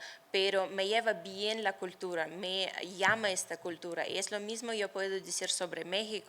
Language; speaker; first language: Spanish; non-native, fluent; Russian